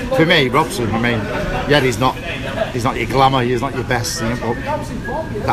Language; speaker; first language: English; native; English